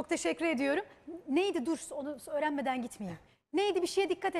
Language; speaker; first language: Turkish; native; Turkish